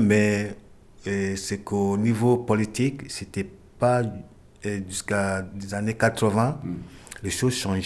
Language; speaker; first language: French; non-native, fluent; Ewe